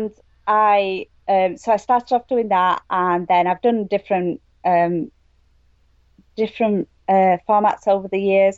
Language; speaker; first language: English; native; English